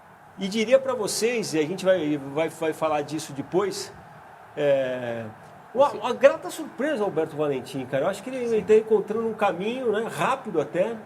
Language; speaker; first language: Portuguese; native; Portuguese